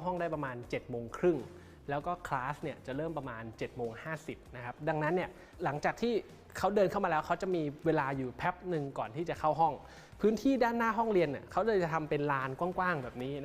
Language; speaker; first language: Thai; native; Thai